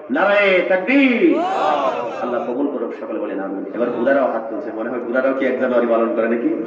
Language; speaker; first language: Bangla; native; Bangla